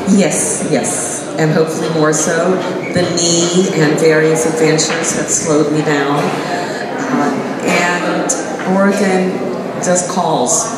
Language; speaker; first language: English; native; English